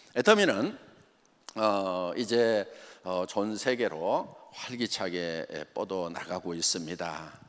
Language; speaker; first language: Korean; native; Korean